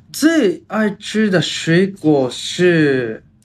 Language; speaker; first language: Chinese; non-native, learner; Japanese